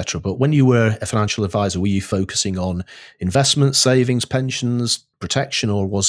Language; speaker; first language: English; native; English